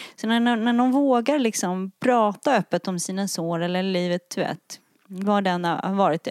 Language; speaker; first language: Swedish; native; Swedish